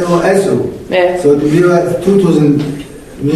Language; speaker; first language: Danish; non-native, learner; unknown